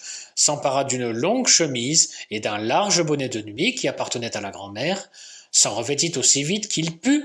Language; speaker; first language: French; native; French